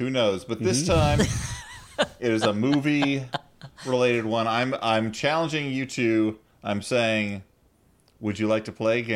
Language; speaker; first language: English; native; English